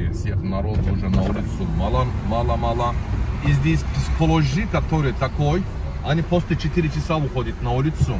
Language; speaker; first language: Russian; non-native, learner; Turkish